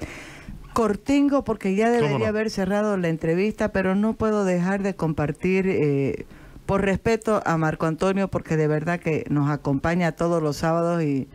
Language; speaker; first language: Spanish; native; Spanish